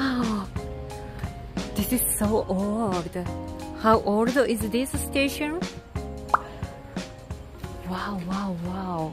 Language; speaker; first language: English; non-native, learner; Japanese